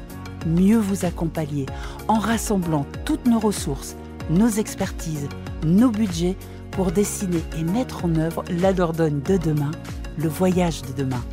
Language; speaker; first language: French; native; French